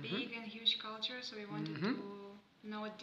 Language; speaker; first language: English; non-native, fluent; Russian